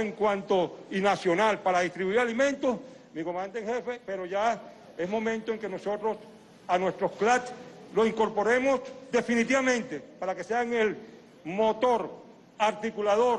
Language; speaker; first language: Spanish; native; Spanish